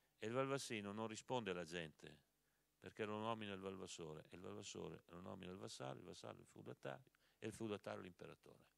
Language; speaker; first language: Italian; native; Italian